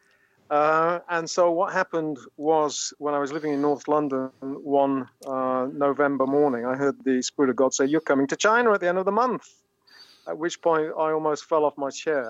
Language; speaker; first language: English; native; English